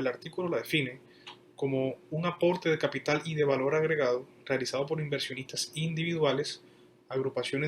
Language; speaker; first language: Spanish; native; Spanish